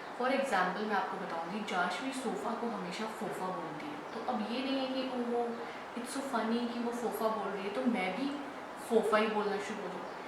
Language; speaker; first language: Hindi; native; Hindi